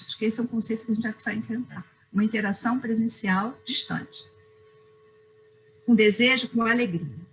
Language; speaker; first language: Portuguese; native; Portuguese